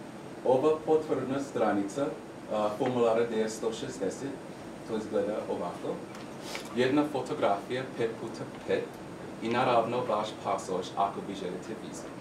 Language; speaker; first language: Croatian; non-native, learner; English